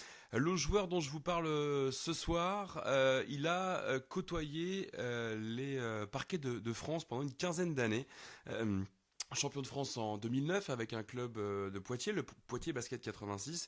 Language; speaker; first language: French; native; French